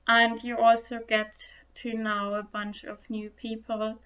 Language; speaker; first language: English; non-native, fluent; German